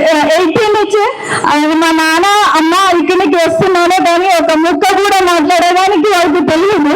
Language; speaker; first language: Telugu; non-native, local second language; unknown